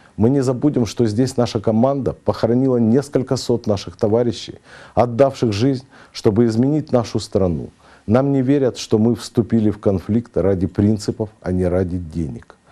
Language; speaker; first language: Russian; native; Russian